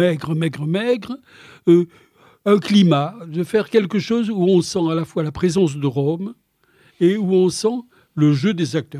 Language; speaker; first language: French; native; French